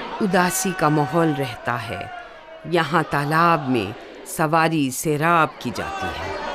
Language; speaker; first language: Urdu; native; Urdu